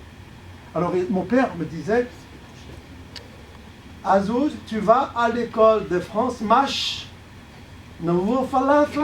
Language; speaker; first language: French; early bilingual, other home language; Arabic